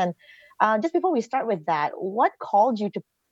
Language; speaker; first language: English; native; English